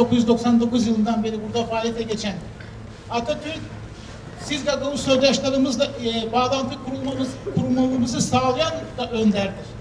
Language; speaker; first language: Turkish; native; Turkish